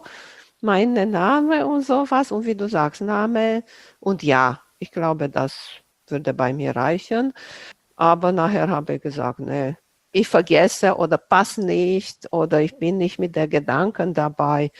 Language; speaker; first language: German; non-native, fluent; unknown